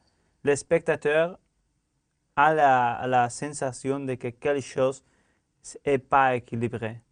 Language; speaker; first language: French; non-native, learner; Spanish